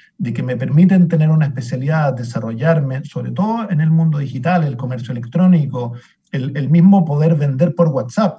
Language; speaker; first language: Spanish; native; Spanish